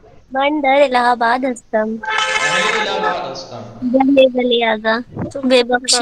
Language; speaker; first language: Persian; non-native, learner; Urdu